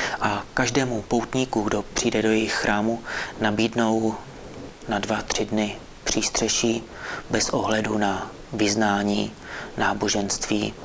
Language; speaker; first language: Czech; native; Czech